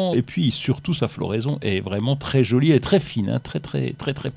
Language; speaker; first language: French; native; French